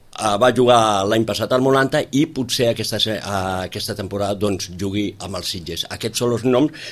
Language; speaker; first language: Catalan; native; Catalan